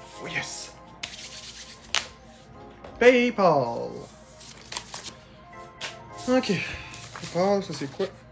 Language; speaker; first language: French; native; French